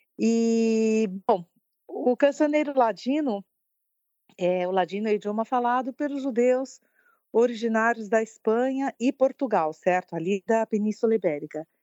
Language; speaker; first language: Portuguese; early bilingual, other home language; French